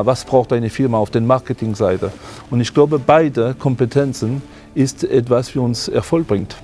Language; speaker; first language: German; non-native, fluent; French